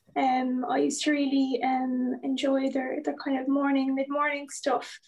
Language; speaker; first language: English; native; English